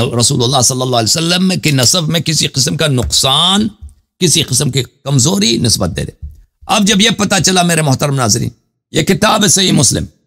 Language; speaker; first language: Urdu; non-native, fluent; Persian